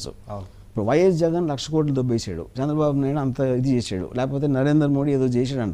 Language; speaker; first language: Telugu; native; Telugu